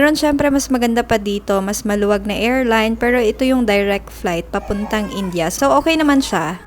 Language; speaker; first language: Filipino; native; Filipino